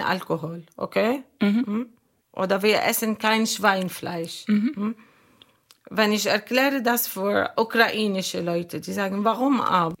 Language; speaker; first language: German; non-native, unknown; Arabic